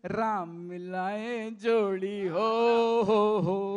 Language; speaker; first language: Hindi; native; Hindi